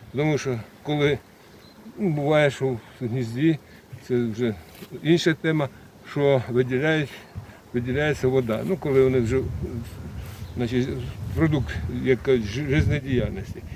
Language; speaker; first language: Ukrainian; native; Ukrainian